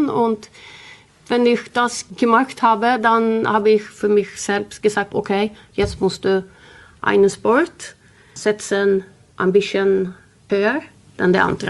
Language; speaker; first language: German; non-native, learner; Swedish